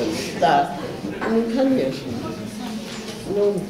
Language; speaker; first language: Russian; non-native, learner; English